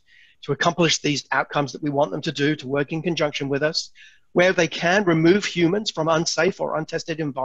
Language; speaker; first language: English; native; English